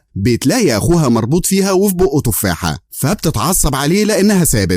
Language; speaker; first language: Arabic; native; Arabic